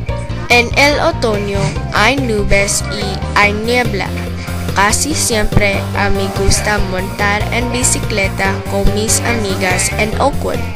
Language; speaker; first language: Spanish; non-native, learner; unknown